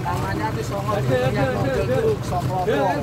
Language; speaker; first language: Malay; non-native, local second language; Javanese